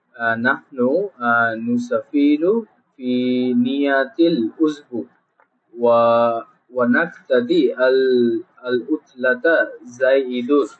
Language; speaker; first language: Arabic; non-native, learner; Bangla